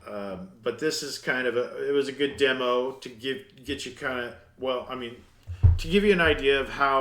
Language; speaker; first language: English; native; English